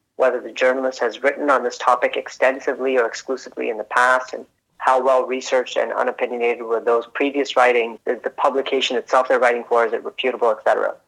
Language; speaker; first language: English; early bilingual, other home language; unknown